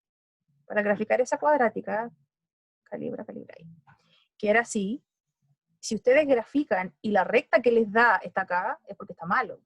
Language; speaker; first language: Spanish; native; Spanish